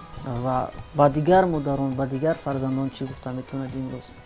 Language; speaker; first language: Persian; native; Persian